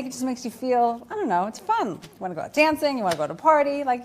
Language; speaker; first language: English; native; English